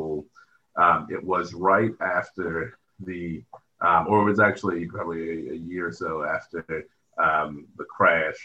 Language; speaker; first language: English; native; English